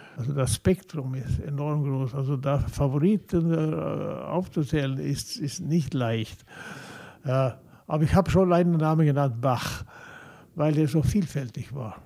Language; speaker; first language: German; non-native, fluent; Swedish